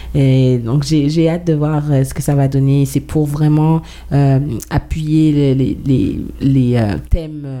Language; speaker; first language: French; native; French